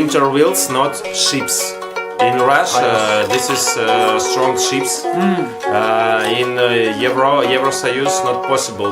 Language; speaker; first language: English; non-native, learner; Russian